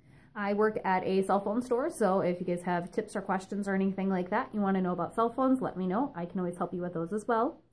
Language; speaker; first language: English; native; English